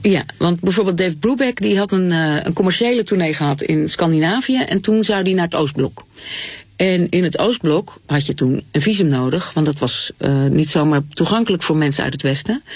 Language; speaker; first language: Dutch; native; Dutch